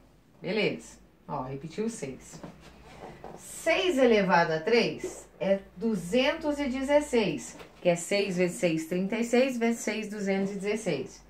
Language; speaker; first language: Portuguese; native; Portuguese